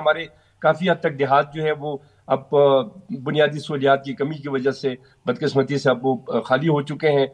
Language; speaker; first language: Hindi; non-native, local second language; Balti